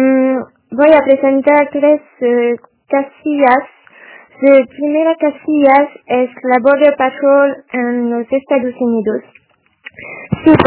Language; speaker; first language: Spanish; non-native, learner; French